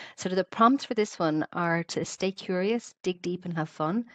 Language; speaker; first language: English; native; English